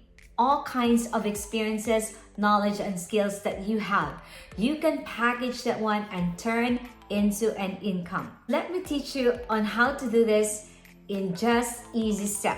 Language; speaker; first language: English; non-native, local second language; Filipino